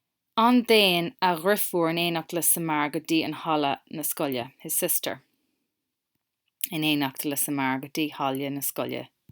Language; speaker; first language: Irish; non-native, local second language; English